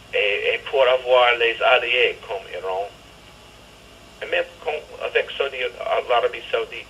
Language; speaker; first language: French; non-native, learner; English